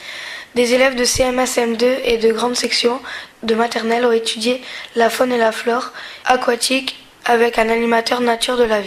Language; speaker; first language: French; native; French